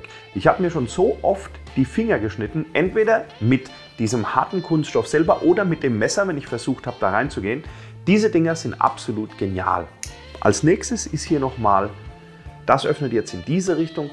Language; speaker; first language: German; native; German